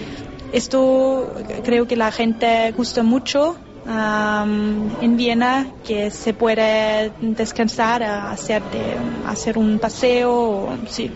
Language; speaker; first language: Spanish; non-native, learner; German